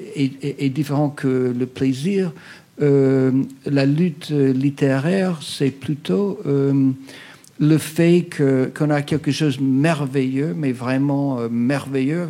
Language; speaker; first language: French; non-native, fluent; English